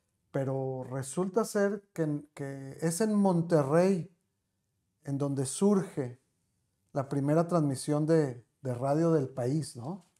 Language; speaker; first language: Spanish; native; Spanish